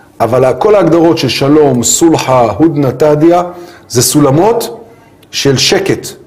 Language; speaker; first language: Hebrew; native; Hebrew